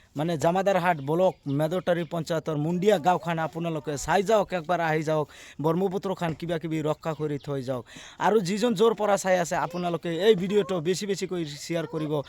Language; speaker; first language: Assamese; non-native, local second language; Bangla